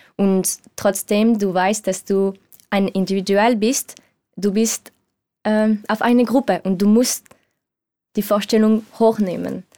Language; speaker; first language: German; non-native, learner; French